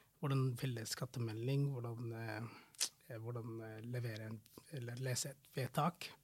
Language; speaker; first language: Norwegian; non-native, fluent; Somali